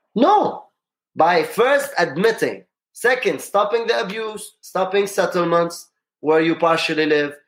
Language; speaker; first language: English; non-native, fluent; Arabic